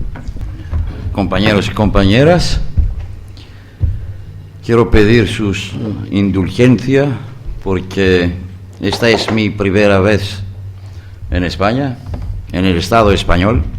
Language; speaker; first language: Spanish; non-native, learner; Greek